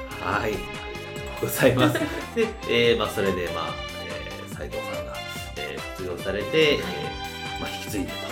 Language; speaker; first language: Japanese; native; Japanese